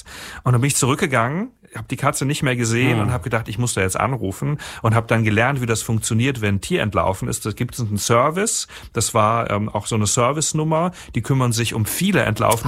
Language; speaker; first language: German; native; German